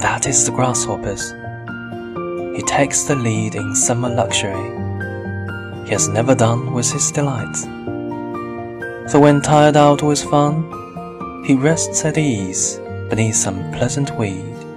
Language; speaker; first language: English; non-native, fluent; Chinese